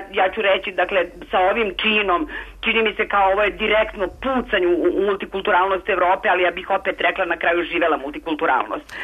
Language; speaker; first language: Serbian; native; Serbian